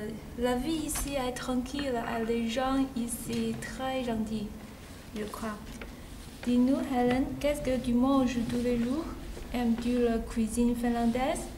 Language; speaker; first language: French; non-native, learner; Chinese